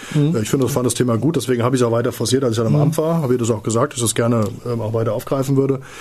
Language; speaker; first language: German; native; German